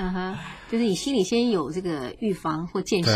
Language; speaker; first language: Chinese; native; Chinese